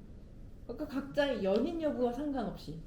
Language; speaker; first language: Korean; native; Korean